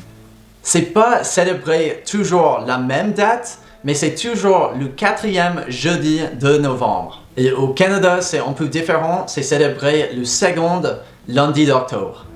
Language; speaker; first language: French; non-native, fluent; English